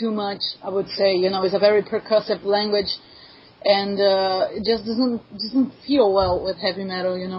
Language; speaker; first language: English; non-native, fluent; Portuguese